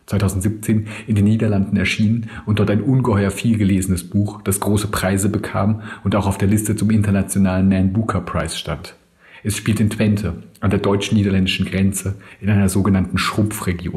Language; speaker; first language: German; native; German